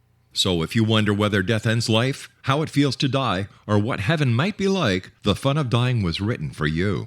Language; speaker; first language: English; native; English